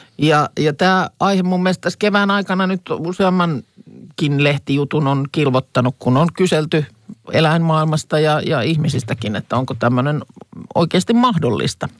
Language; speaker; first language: Finnish; native; Finnish